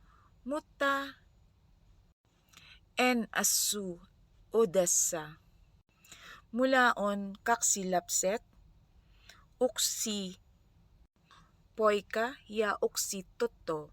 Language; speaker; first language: Finnish; non-native, learner; Filipino